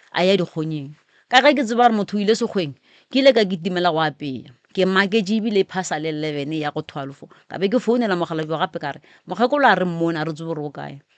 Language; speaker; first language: Northern Sotho; native; Northern Sotho